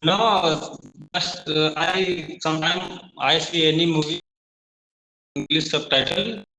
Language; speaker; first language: English; non-native, learner; Hindi